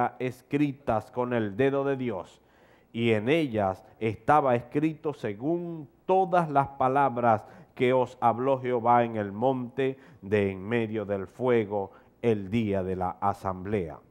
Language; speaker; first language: Spanish; native; Spanish